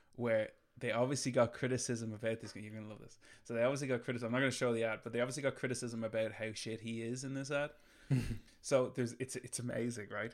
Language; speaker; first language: English; native; English